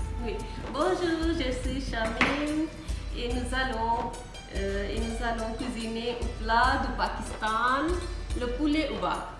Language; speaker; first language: French; non-native, learner; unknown